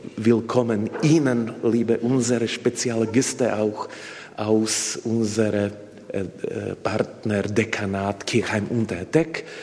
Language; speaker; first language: German; non-native, learner; Slovak